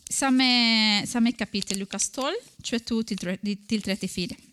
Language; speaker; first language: Norwegian; non-native, fluent; Spanish